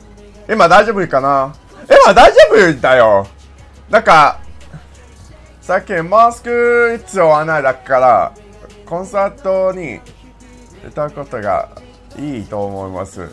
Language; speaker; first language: Japanese; non-native, learner; English